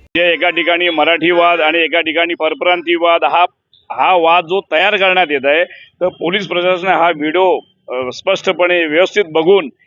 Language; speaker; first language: Marathi; non-native, local second language; Hindi